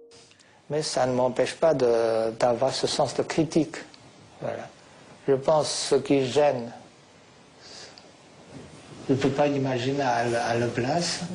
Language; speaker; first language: French; non-native, fluent; Chinese